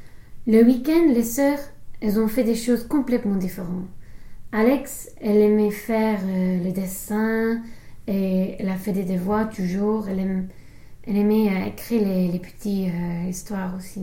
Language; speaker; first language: French; non-native, learner; English